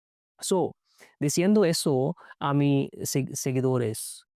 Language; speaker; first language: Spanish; non-native, learner; English